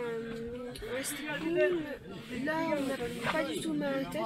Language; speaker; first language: French; native; French